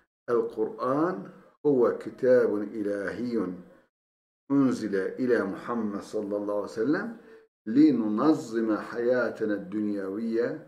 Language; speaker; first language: Arabic; non-native, fluent; Turkish